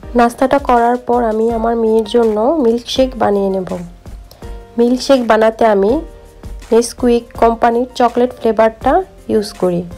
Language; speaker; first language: Bangla; native; Bangla